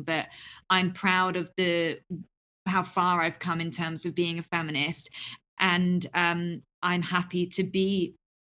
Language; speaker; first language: English; native; English